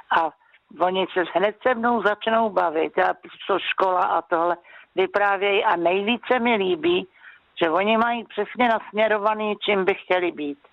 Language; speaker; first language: Czech; native; Czech